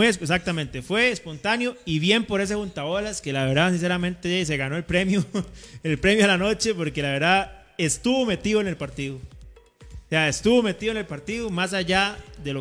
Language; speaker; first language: Spanish; native; Spanish